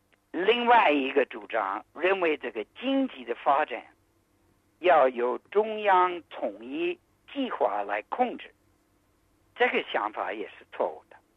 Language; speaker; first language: Chinese; non-native, fluent; English